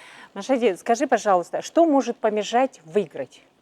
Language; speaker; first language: Russian; native; Russian